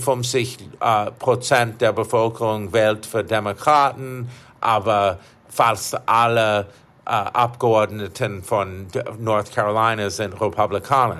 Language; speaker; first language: German; non-native, fluent; English